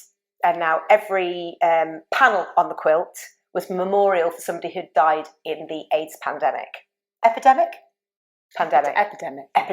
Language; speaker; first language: English; native; English